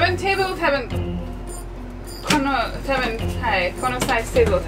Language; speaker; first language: Japanese; non-native, learner; English